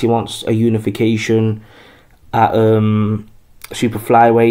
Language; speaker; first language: English; native; English